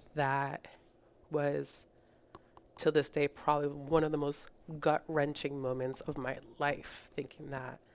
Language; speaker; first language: English; early bilingual, other home language; Spanish